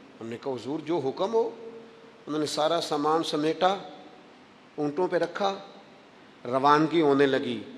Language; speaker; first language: Urdu; non-native, local second language; Punjabi